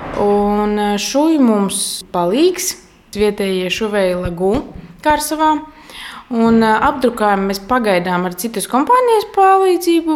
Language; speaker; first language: Latvian; native; Latvian